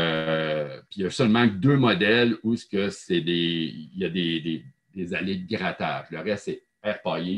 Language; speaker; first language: French; native; French